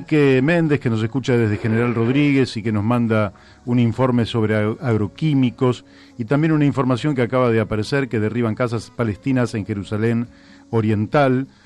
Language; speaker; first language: Spanish; native; Spanish